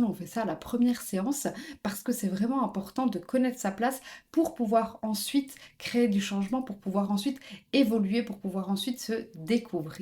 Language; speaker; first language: French; native; French